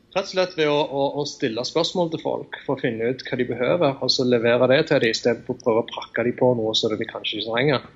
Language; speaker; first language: Norwegian; early bilingual, other home language; Tamil